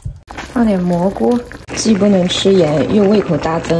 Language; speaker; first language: Chinese; native; Chinese